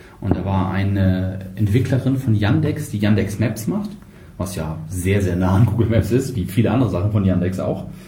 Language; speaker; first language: German; native; German